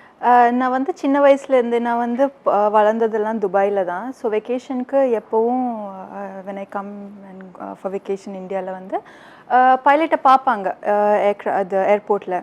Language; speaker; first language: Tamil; early bilingual, heritage; Tamil